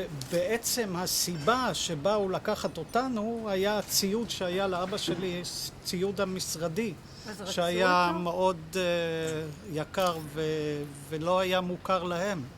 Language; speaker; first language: Hebrew; non-native, fluent; Dutch